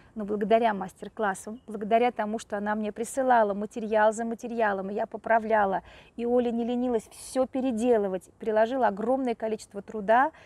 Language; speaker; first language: Russian; native; Russian